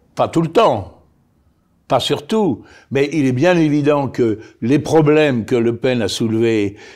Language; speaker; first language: French; native; French